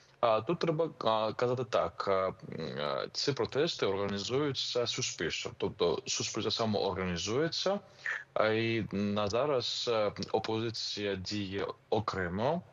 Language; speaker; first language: Ukrainian; non-native, fluent; Georgian